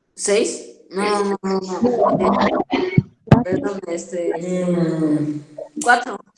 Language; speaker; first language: Spanish; native; Spanish